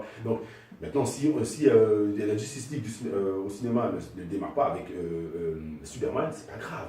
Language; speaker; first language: French; native; French